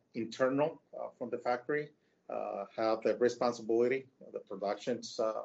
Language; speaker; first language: English; non-native, fluent; Spanish